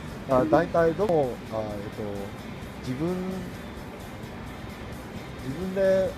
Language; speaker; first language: Japanese; non-native, learner; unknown